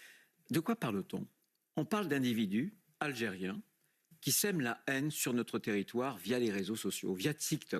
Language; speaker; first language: French; native; French